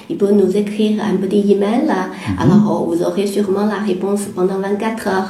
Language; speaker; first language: French; non-native, fluent; Chinese